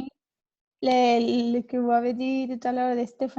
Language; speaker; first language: French; non-native, learner; Spanish